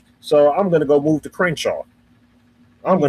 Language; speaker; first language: English; native; English